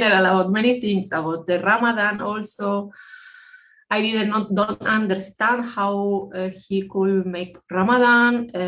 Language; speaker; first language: English; non-native, fluent; Spanish